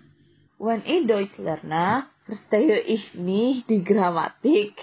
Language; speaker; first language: German; non-native, learner; Indonesian